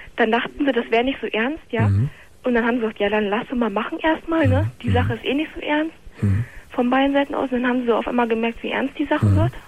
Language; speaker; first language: German; native; German